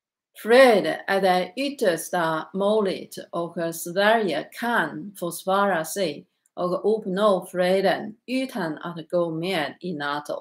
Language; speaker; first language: Swedish; non-native, learner; Chinese